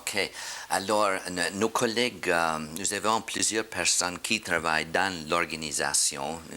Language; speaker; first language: French; non-native, learner; English